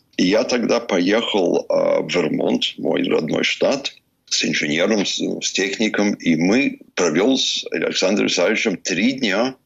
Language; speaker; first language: Russian; non-native, fluent; English